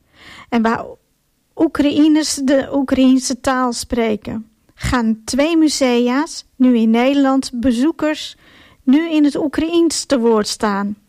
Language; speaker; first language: Dutch; non-native, fluent; Ukrainian